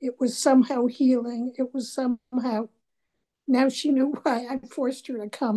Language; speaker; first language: English; native; English